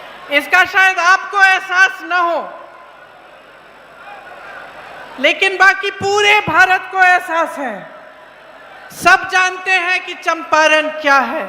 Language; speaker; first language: Hindi; native; Hindi